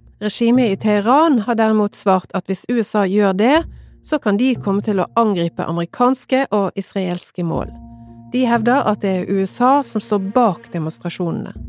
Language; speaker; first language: Norwegian; native; Norwegian